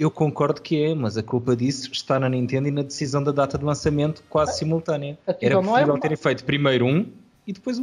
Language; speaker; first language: Portuguese; native; Portuguese